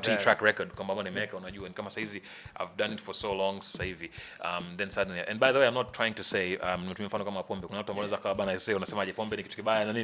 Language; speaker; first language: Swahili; native; Swahili